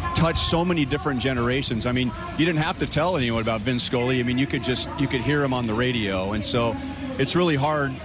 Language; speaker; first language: English; native; English